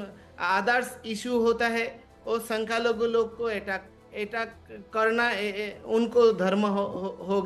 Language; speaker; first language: Hindi; non-native, learner; Bangla